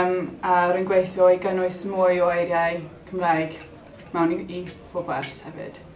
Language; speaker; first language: Welsh; non-native, local second language; English